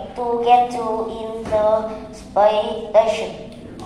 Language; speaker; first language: English; non-native, learner; Vietnamese